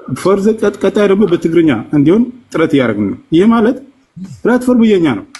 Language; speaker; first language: Amharic; non-native, local second language; Afar